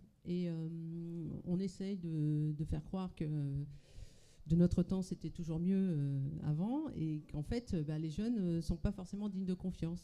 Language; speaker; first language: French; native; French